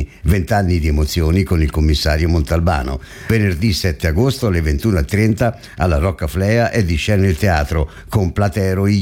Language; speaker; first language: Italian; native; Italian